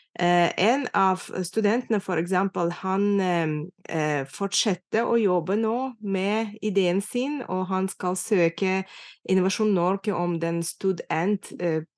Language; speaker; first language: Norwegian; non-native, fluent; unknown